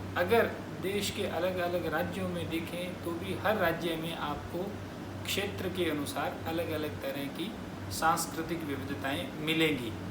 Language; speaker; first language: Hindi; native; Hindi